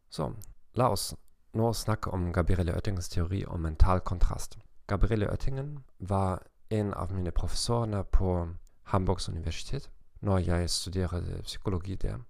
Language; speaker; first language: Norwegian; non-native, learner; German